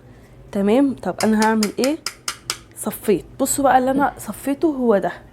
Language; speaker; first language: Arabic; native; Arabic